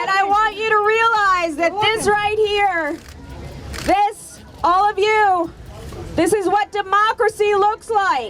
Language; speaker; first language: English; native; English